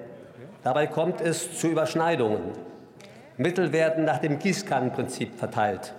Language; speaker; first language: German; native; German